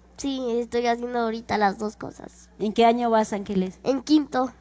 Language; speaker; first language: Spanish; native; Spanish